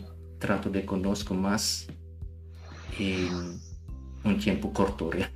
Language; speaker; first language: Spanish; non-native, learner; German